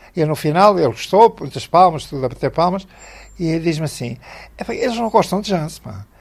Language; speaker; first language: Portuguese; native; Portuguese